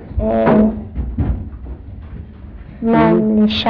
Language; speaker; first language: French; non-native, learner; English